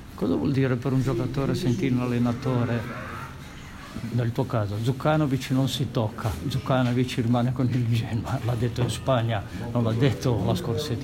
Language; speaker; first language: Italian; native; Italian